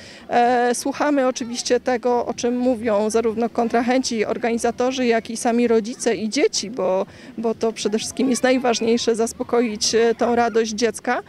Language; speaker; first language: Polish; native; Polish